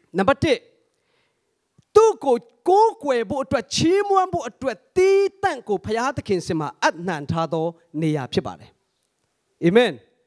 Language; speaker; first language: Burmese; non-native, local second language; Hakha Chin